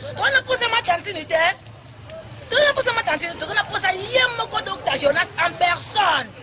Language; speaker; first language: Lingala; non-native, local second language; Kongo